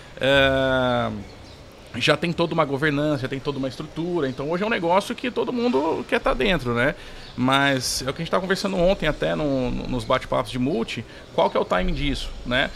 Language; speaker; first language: Portuguese; native; Portuguese